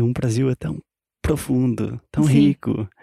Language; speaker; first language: Portuguese; non-native, fluent; English